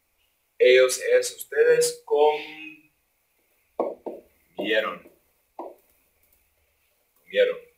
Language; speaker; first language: Spanish; non-native, fluent; English